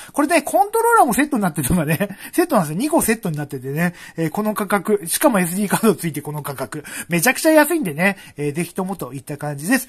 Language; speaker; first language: Japanese; native; Japanese